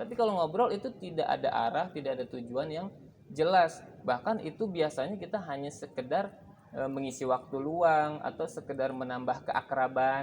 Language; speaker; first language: Indonesian; native; Indonesian